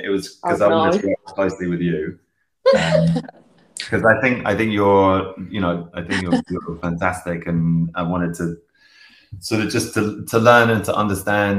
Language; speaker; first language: English; native; English